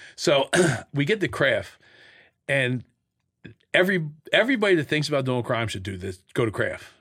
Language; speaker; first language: English; native; English